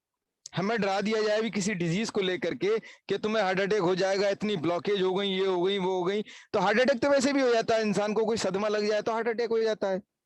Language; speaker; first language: Hindi; native; Hindi